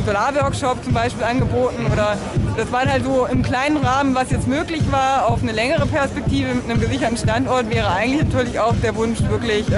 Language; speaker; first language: German; native; German